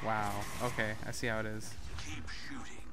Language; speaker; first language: English; native; English